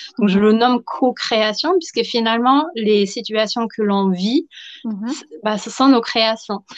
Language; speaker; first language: French; non-native, fluent; German